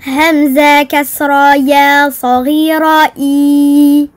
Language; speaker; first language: Arabic; non-native, learner; French